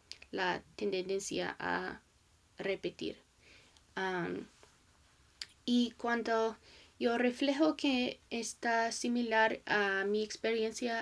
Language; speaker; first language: Spanish; non-native, learner; English